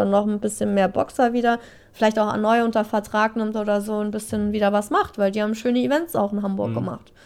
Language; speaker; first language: German; native; German